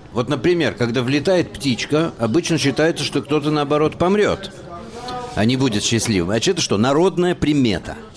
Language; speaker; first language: Russian; native; Russian